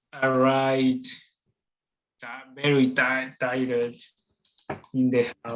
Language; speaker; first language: English; non-native, learner; Spanish